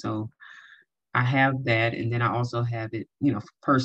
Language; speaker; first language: English; native; English